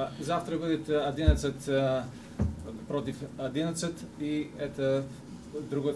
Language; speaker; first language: Russian; non-native, learner; Ukrainian